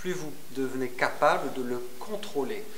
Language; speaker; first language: French; native; French